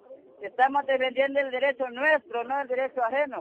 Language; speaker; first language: Spanish; native; Spanish